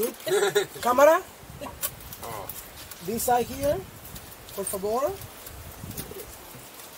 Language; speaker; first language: English; non-native, fluent; Spanish